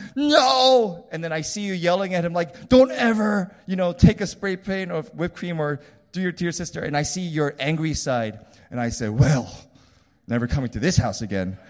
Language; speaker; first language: English; early bilingual, other home language; Korean